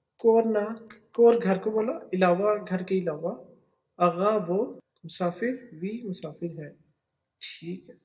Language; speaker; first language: Urdu; native; Urdu